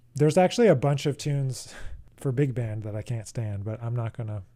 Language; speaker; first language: English; native; English